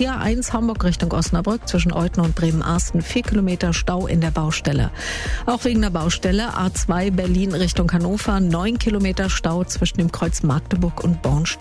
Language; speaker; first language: German; native; German